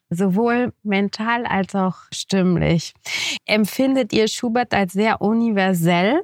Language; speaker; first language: German; native; German